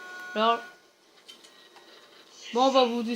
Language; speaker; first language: French; native; French